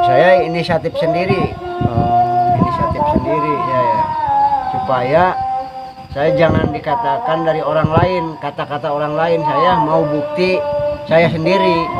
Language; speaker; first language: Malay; non-native, local second language; Sundanese